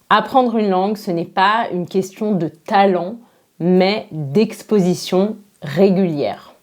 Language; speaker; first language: French; native; French